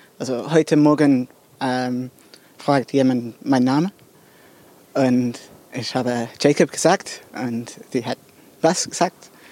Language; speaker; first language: German; native; German